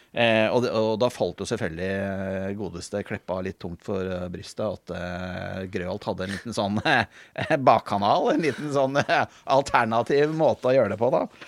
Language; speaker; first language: Norwegian; native; Norwegian